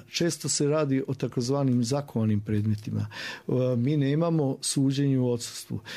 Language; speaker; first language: Croatian; native; Croatian